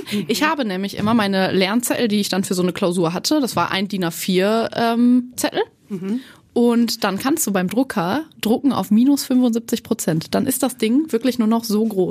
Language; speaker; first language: German; native; German